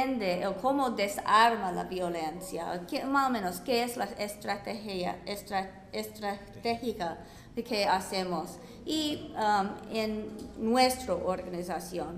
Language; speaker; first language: Spanish; non-native, fluent; English